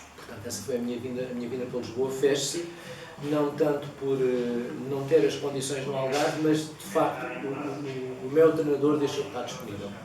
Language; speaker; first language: Portuguese; native; Portuguese